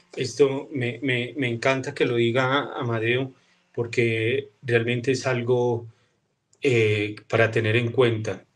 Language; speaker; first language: Spanish; native; Spanish